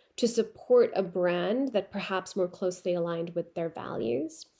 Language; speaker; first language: English; non-native, local second language; Urdu